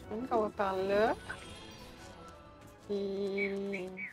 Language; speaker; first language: French; native; French